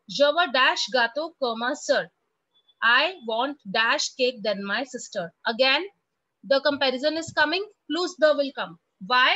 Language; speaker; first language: English; non-native, local second language; Hindi